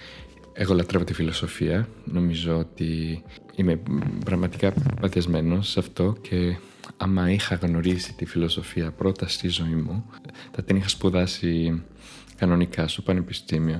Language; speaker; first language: Greek; non-native, fluent; Spanish